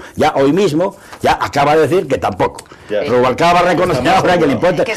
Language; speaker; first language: Spanish; native; Spanish